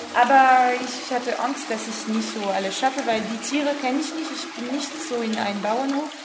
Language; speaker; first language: German; non-native, fluent; French